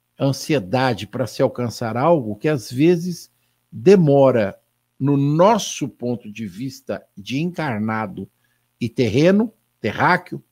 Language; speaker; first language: Portuguese; native; Portuguese